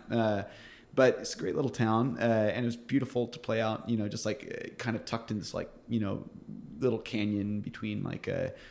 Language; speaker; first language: English; native; English